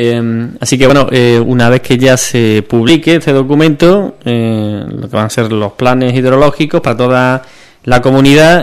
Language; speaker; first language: Spanish; native; Spanish